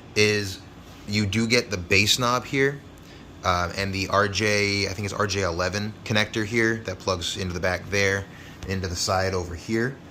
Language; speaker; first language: English; native; English